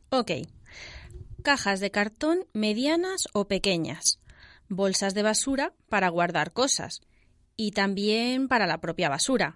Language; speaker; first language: Spanish; native; Spanish